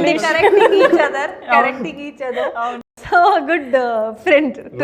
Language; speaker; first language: Telugu; non-native, learner; Kannada